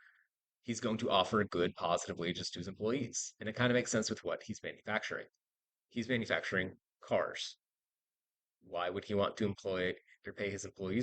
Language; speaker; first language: English; native; English